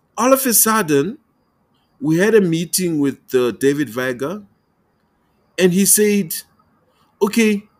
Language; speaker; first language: English; non-native, local second language; Tumbuka